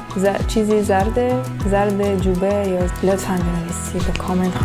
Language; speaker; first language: Persian; non-native, learner; Russian